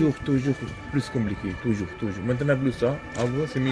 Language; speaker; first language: French; non-native, learner; Arabic